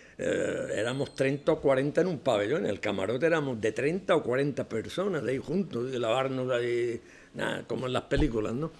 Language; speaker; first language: Spanish; non-native, local second language; Catalan